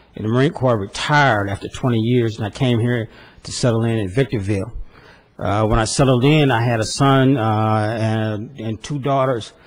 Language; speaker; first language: English; native; English